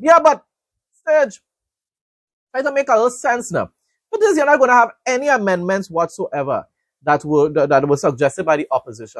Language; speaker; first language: English; native; English